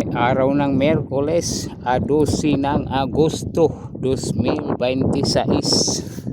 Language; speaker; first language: Filipino; non-native, local second language; Cebuano